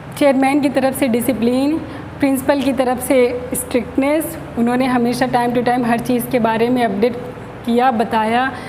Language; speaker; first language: Hindi; native; Hindi